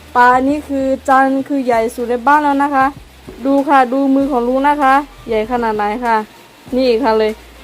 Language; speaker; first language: Thai; non-native, local second language; Akha